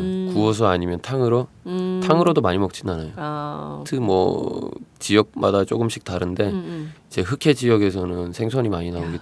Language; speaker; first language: Korean; non-native, fluent; Turkish